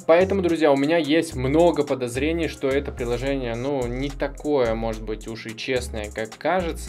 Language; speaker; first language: Russian; native; Russian